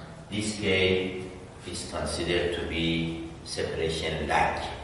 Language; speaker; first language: English; non-native, fluent; Persian